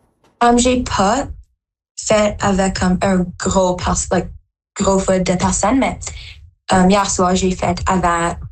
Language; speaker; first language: French; non-native, local second language; English